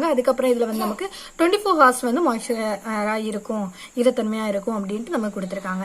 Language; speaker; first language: Tamil; native; Tamil